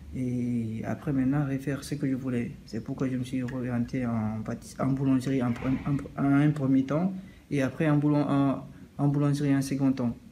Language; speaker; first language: French; non-native, local second language; Fula